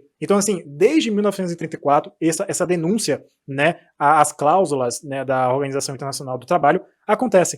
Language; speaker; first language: Portuguese; native; Portuguese